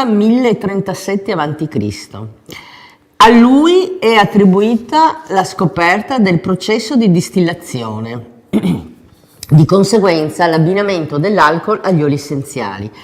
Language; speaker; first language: Italian; native; Italian